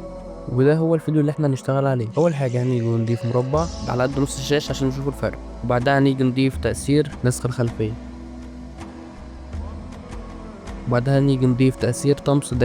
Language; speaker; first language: Arabic; native; Arabic